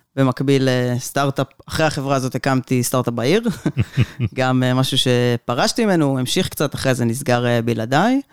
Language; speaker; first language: Hebrew; native; Hebrew